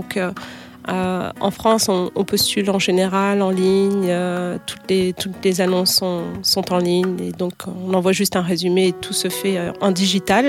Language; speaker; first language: French; native; French